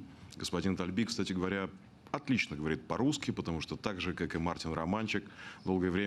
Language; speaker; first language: Russian; native; Russian